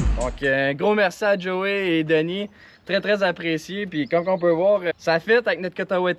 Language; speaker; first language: French; native; French